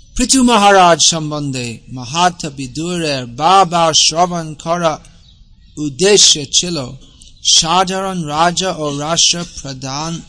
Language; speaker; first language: Bangla; non-native, fluent; English